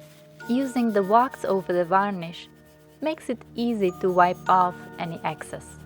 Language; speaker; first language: English; non-native, fluent; Czech